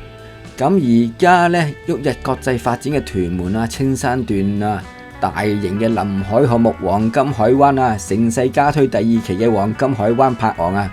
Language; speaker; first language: Cantonese; native; Cantonese